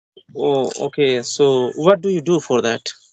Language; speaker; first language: English; non-native, learner; Hindi